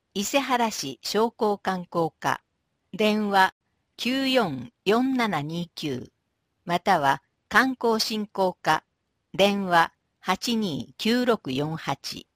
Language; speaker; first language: Japanese; native; Japanese